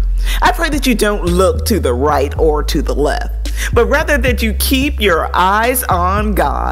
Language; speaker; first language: English; native; English